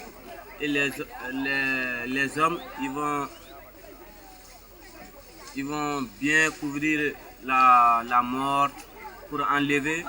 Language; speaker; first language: French; non-native, learner; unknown